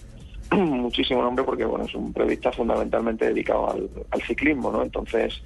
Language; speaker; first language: Spanish; native; Spanish